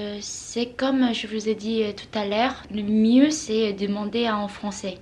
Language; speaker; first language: French; non-native, fluent; Korean